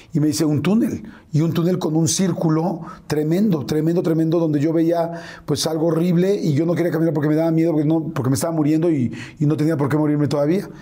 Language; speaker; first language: Spanish; native; Spanish